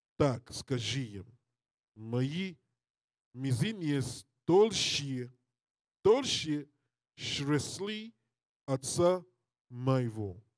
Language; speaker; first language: Russian; non-native, learner; English